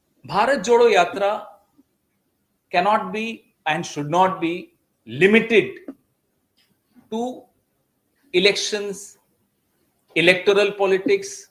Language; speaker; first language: English; non-native, local second language; Hindi